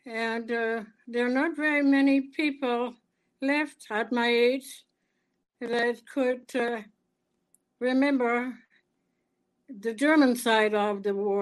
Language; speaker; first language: English; non-native, fluent; German